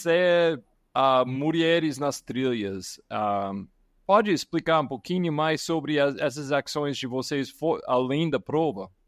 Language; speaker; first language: Portuguese; non-native, fluent; English